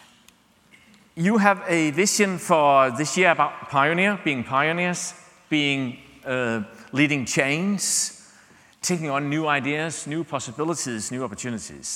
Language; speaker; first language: English; non-native, fluent; Danish